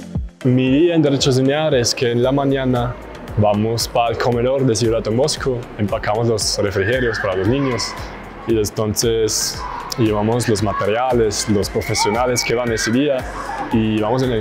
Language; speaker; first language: Spanish; non-native, fluent; German